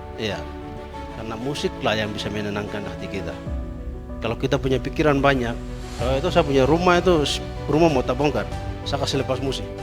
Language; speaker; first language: Indonesian; non-native, local second language; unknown